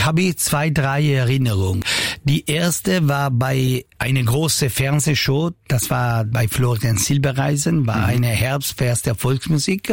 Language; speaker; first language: German; non-native, local second language; Italian